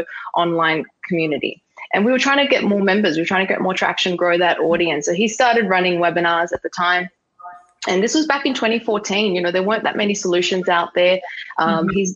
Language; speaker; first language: English; native; English